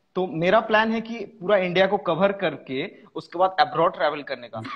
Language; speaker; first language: Hindi; non-native, local second language; Bangla